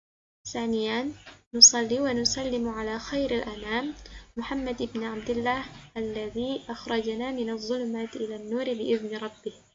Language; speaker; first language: Arabic; non-native, learner; Indonesian